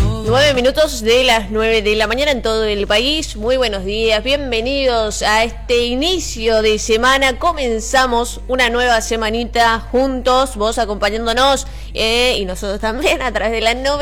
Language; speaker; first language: Spanish; native; Spanish